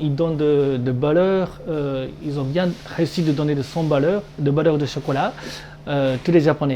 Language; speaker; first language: French; non-native, learner; Japanese